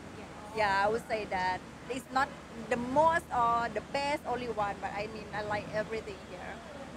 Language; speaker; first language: English; non-native, fluent; Thai